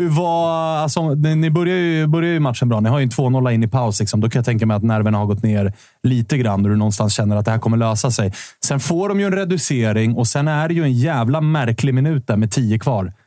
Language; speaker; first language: Swedish; native; Swedish